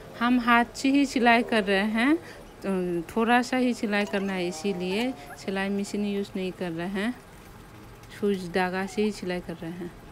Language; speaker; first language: Hindi; non-native, local second language; Kok Borok